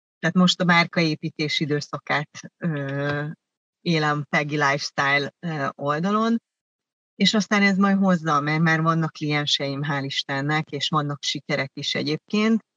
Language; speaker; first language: Hungarian; early bilingual, other home language; German